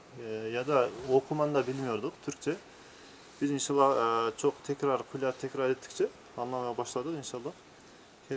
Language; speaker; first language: Turkish; non-native, learner; Kyrgyz